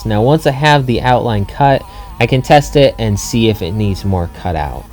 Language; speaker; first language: English; native; English